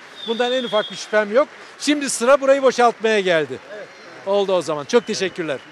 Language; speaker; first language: Turkish; native; Turkish